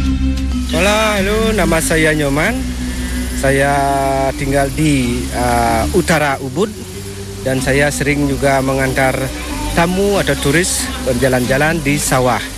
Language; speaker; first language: Indonesian; non-native, local second language; Balinese